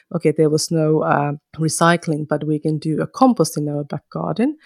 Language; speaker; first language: English; non-native, fluent; Finnish